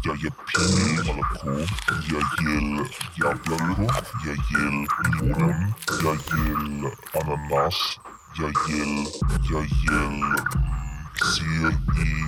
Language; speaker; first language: Russian; non-native, learner; German